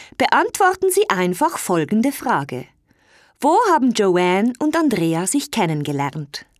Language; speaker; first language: German; native; German